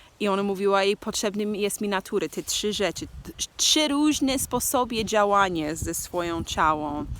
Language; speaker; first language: Polish; non-native, learner; English